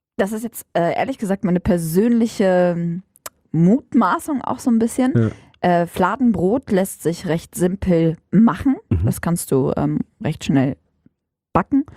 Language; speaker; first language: German; early bilingual, other home language; Arabic